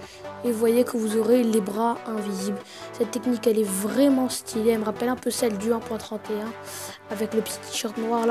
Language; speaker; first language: French; native; French